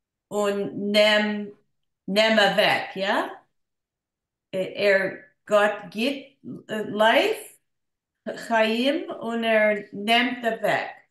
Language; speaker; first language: German; non-native, learner; English